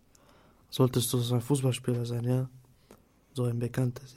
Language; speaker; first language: German; non-native, learner; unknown